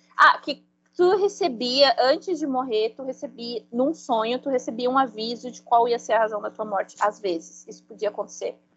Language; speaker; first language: Portuguese; non-native, fluent; Spanish